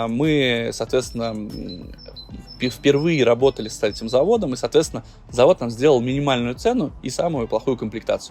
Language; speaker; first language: Russian; native; Russian